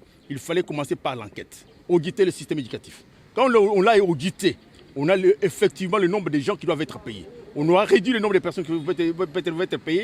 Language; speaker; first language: French; non-native, local second language; Lingala